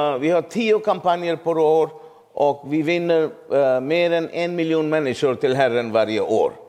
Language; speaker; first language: Swedish; non-native, fluent; Urdu